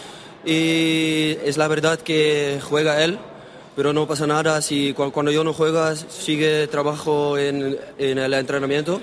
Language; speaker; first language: Spanish; non-native, learner; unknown